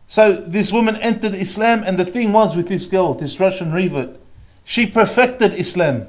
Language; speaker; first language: English; native; English